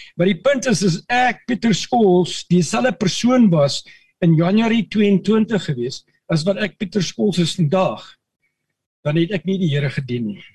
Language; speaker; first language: Afrikaans; native; Afrikaans